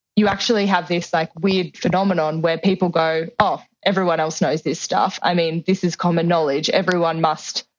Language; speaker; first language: English; native; English